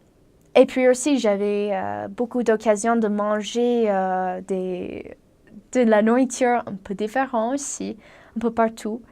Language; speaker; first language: French; non-native, fluent; English